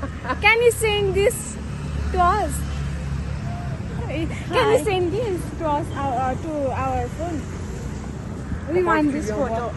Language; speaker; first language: English; non-native, learner; Nepali